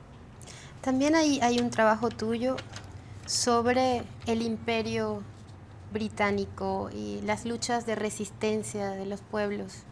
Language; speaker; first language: Spanish; native; Spanish